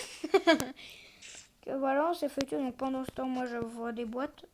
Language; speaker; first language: French; native; French